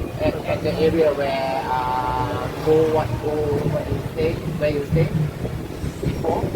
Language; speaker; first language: English; non-native, learner; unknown